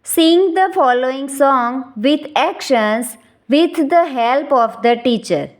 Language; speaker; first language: English; non-native, local second language; Gujarati